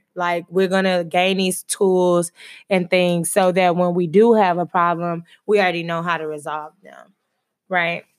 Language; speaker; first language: English; native; English